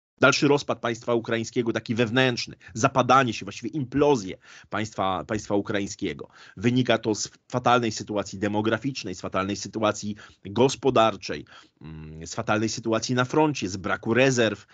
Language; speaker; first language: Polish; native; Polish